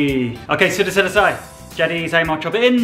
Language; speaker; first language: Indonesian; non-native, learner; English